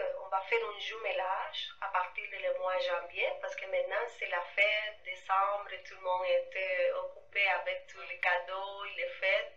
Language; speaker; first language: French; non-native, fluent; Spanish